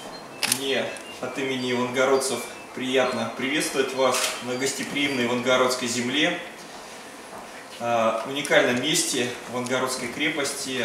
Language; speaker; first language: Russian; native; Russian